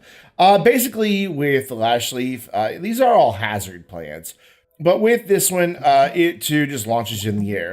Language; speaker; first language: English; native; English